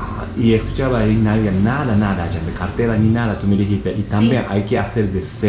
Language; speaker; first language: Spanish; non-native, learner; Japanese